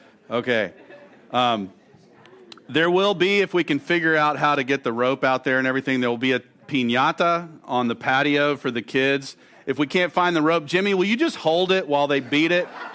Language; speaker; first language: English; native; English